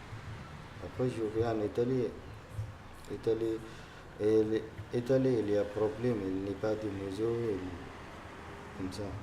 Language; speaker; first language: French; non-native, learner; Arabic